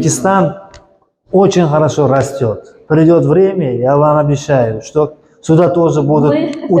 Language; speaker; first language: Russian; non-native, local second language; Uzbek